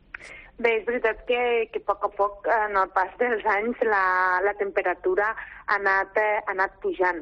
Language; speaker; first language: Catalan; native; Catalan